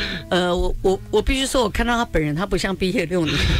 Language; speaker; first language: Chinese; native; Chinese